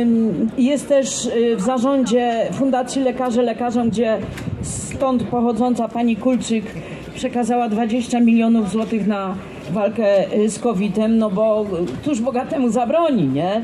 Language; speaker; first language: Polish; native; Polish